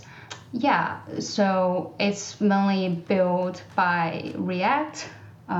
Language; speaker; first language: English; non-native, fluent; Chinese